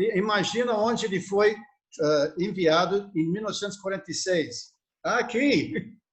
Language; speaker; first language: Portuguese; non-native, fluent; English